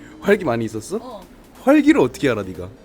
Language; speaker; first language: Korean; native; Korean